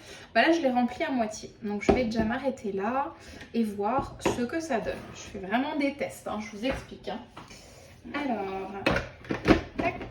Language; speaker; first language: French; native; French